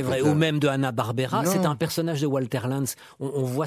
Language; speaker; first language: French; native; French